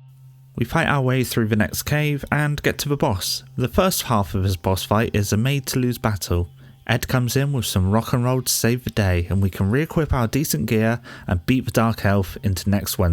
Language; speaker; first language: English; native; English